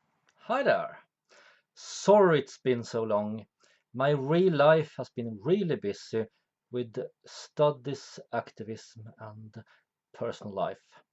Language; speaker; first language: English; non-native, fluent; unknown